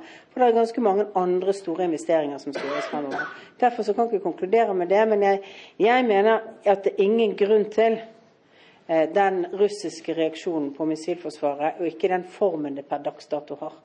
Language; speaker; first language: Norwegian; native; Norwegian